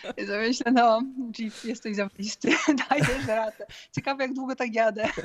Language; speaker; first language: Polish; native; Polish